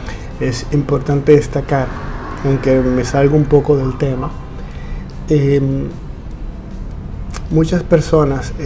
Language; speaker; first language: Spanish; native; Spanish